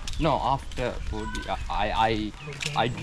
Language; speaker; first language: English; non-native, learner; Sinhala